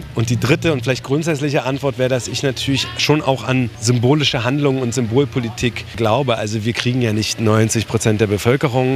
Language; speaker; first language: German; native; German